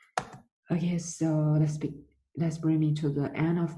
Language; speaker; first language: English; non-native, fluent; Chinese